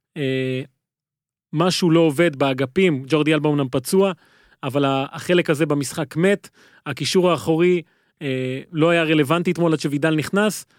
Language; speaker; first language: Hebrew; native; Hebrew